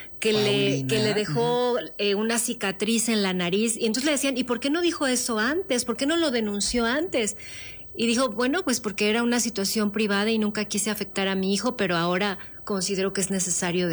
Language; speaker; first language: Spanish; native; Spanish